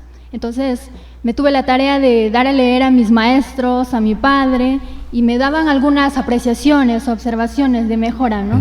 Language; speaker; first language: Spanish; native; Spanish